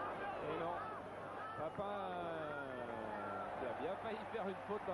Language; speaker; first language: French; native; French